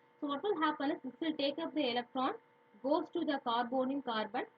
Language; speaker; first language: English; non-native, local second language; Tamil